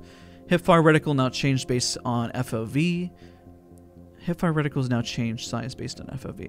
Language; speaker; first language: English; native; English